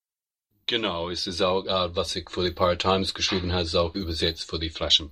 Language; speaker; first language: German; non-native, learner; English